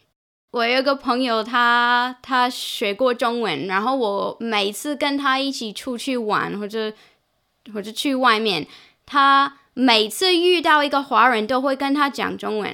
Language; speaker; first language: Chinese; non-native, fluent; English